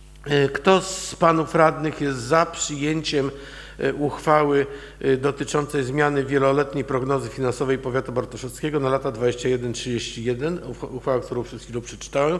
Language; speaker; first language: Polish; native; Polish